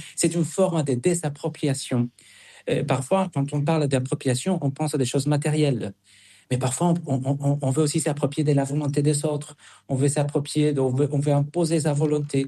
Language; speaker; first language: French; non-native, fluent; Spanish